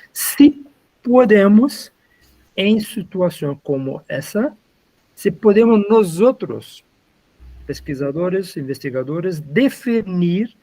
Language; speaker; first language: Spanish; non-native, learner; Portuguese